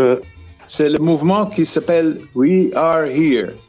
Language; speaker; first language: French; non-native, learner; Dutch